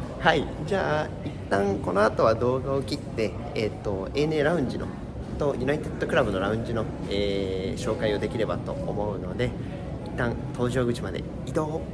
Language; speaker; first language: Japanese; native; Japanese